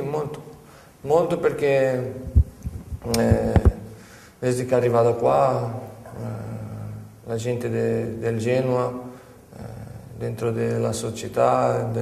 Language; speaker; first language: Italian; non-native, fluent; Portuguese